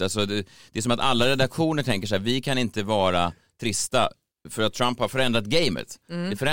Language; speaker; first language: Swedish; native; Swedish